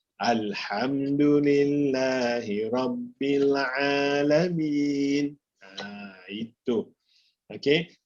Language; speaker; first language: Malay; native; Malay